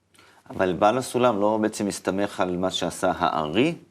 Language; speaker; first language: Hebrew; native; Hebrew